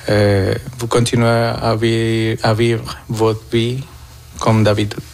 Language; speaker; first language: French; non-native, fluent; Spanish